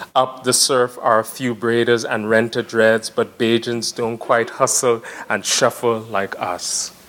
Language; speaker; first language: English; native; English